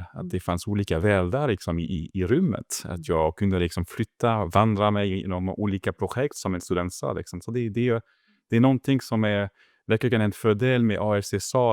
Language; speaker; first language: Swedish; non-native, fluent; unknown